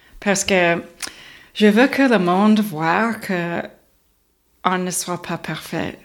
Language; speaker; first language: French; non-native, learner; English